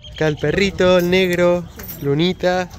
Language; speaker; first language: Spanish; native; Spanish